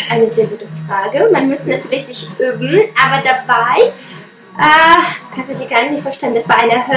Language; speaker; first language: German; non-native, fluent; Russian